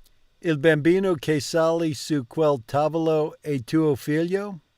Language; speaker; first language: Italian; non-native, learner; English